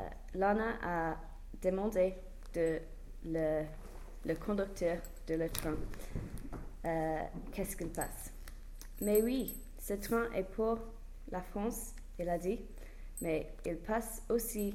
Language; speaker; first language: French; non-native, learner; English